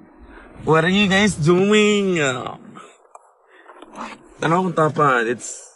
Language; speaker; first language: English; non-native, local second language; Cebuano